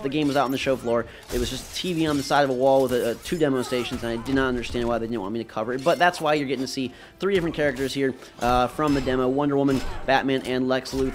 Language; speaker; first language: English; native; English